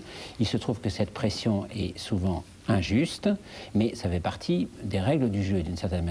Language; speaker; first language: French; native; French